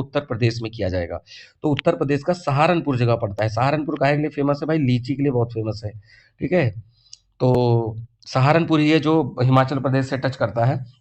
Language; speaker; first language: Hindi; native; Hindi